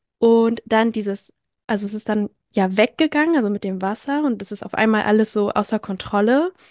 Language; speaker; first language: German; early bilingual, other home language; French